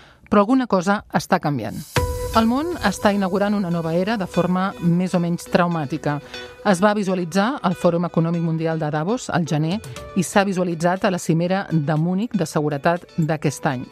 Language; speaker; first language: Catalan; native; Catalan